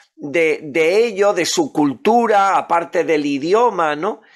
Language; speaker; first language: Spanish; native; Spanish